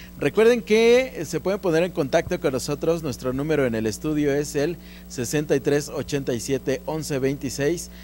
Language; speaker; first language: Spanish; native; Spanish